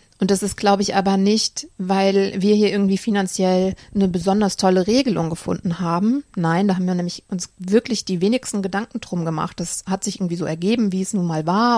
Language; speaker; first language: German; native; German